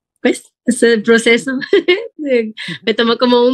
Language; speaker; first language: Spanish; early bilingual, heritage; Spanish